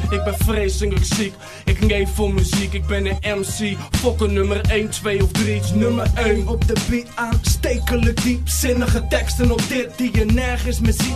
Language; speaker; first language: Dutch; native; Dutch